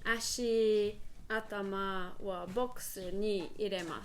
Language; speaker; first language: Japanese; non-native, learner; English